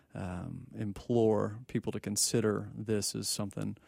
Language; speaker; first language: English; native; English